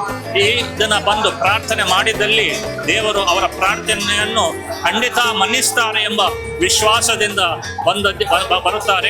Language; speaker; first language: Kannada; non-native, local second language; Konkani